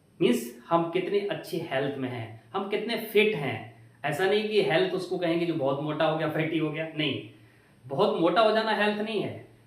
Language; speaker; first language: Hindi; native; Hindi